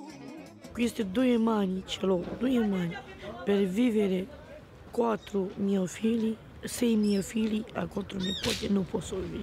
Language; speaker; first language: Italian; non-native, learner; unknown